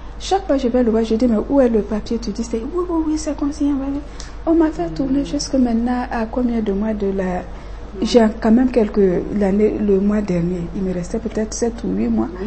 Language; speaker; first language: French; non-native, local second language; Bambara